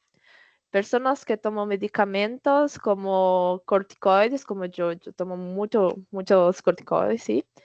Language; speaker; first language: Spanish; non-native, learner; Portuguese